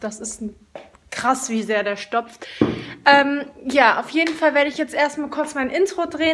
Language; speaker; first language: German; native; German